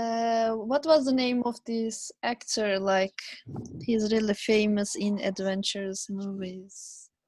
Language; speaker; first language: English; non-native, fluent; Turkish